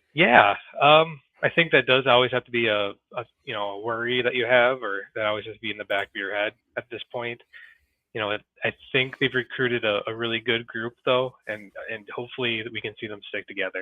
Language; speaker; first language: English; native; English